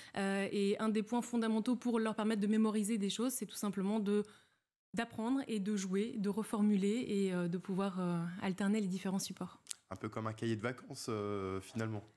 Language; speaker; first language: French; native; French